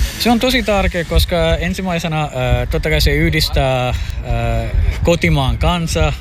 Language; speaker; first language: Finnish; non-native, fluent; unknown